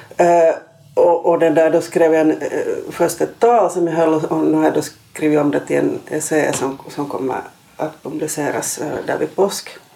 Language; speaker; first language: Swedish; native; Swedish